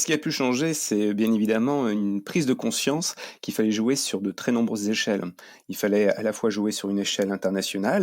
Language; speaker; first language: French; native; French